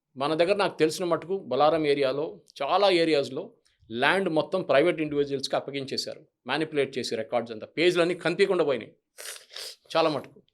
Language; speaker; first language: Telugu; non-native, local second language; Malayalam